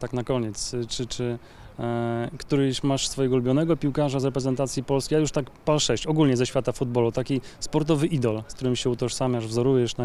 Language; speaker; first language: Polish; native; Polish